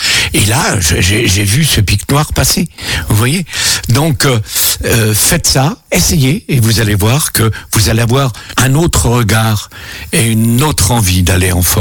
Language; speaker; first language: French; native; French